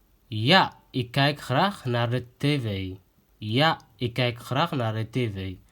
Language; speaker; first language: Dutch; non-native, fluent; Tigrinya